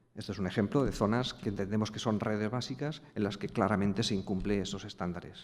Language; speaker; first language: Spanish; native; Spanish